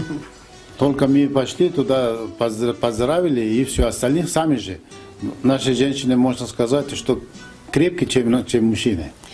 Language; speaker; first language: Russian; non-native, fluent; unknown